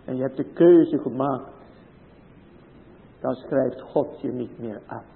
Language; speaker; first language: Dutch; native; Dutch